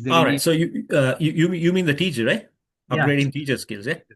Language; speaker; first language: English; non-native, local second language; Sinhala